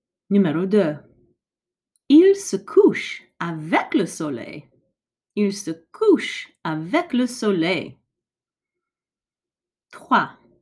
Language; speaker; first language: French; non-native, fluent; English